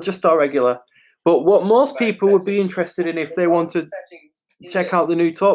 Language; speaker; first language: English; native; English